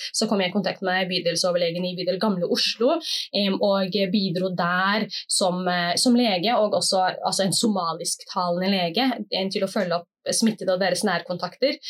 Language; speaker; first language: Norwegian; early bilingual, other home language; Somali